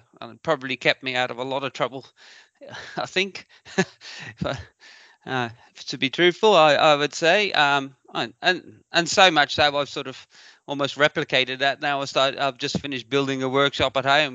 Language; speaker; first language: English; native; English